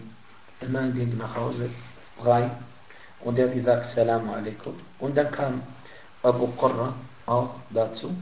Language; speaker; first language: German; non-native, fluent; Arabic